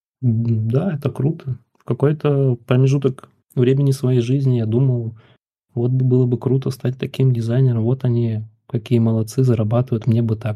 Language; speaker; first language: Russian; native; Russian